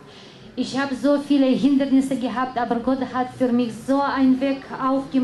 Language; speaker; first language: German; non-native, learner; Russian